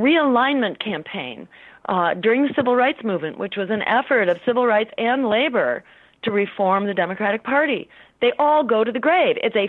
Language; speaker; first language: English; native; English